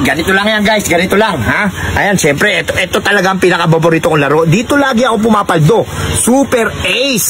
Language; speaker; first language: Filipino; native; Filipino